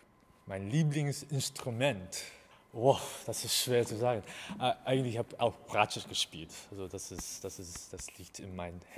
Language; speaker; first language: German; non-native, learner; Chinese